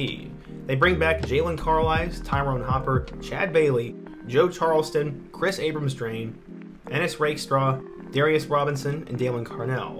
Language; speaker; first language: English; native; English